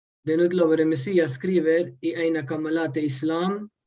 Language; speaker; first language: Swedish; early bilingual, other home language; Urdu